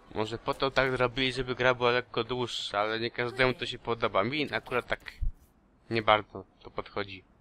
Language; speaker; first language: Polish; early bilingual, heritage; Polish